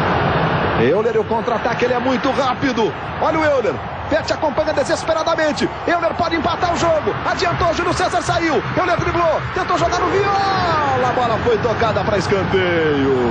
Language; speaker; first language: Portuguese; native; Portuguese